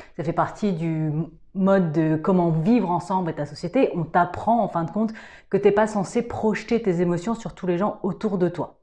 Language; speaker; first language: French; native; French